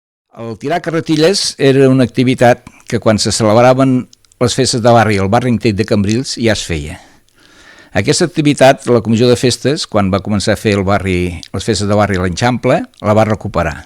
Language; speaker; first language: Catalan; native; Catalan